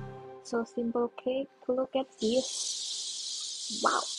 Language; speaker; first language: English; non-native, learner; Indonesian